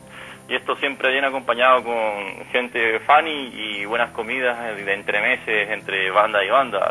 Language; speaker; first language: Spanish; native; Spanish